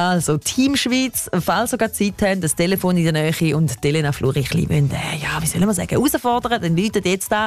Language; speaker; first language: German; native; German